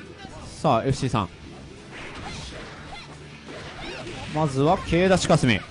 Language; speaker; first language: Japanese; native; Japanese